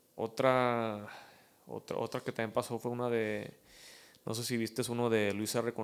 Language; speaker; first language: Spanish; early bilingual, heritage; Spanish